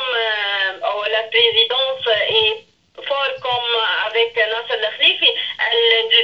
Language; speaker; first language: French; non-native, local second language; Arabic